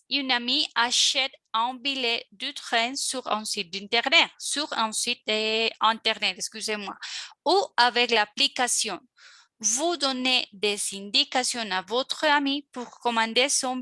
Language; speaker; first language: French; non-native, fluent; Spanish